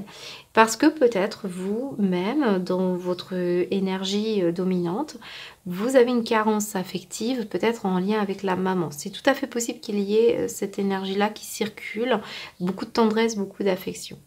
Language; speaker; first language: French; native; French